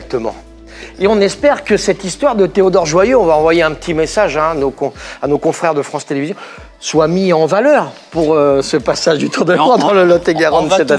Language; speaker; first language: French; native; French